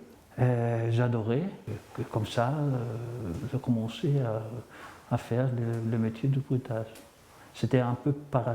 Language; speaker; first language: French; non-native, fluent; Greek